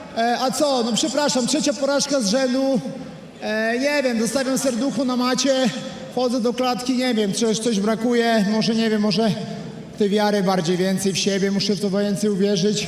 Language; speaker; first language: Polish; native; Polish